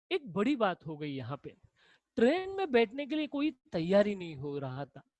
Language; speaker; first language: Hindi; non-native, local second language; Marathi